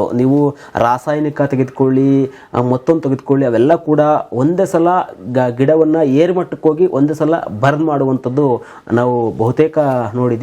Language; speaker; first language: Kannada; native; Kannada